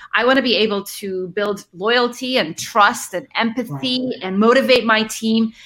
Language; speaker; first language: English; early bilingual, other home language; Arabic